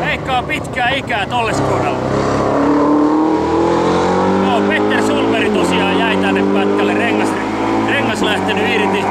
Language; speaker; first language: Finnish; native; Finnish